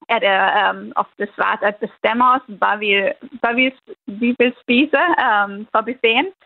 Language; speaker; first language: Danish; non-native, fluent; German